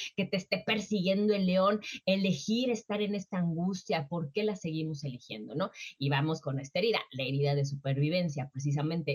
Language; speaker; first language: Spanish; native; Spanish